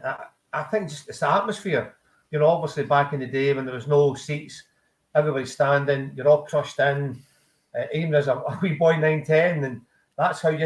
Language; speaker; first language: English; native; English